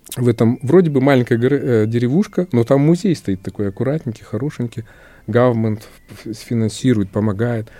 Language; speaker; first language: Russian; non-native, local second language; Kyrgyz